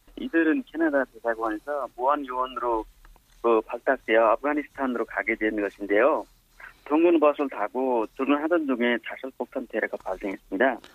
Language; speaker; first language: Korean; non-native, fluent; Nepali